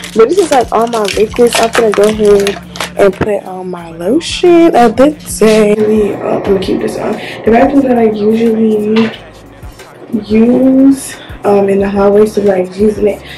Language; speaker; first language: English; native; English